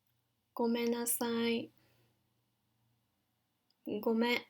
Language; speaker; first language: Japanese; non-native, fluent; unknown